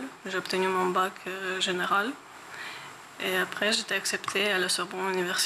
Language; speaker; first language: French; non-native, learner; Ukrainian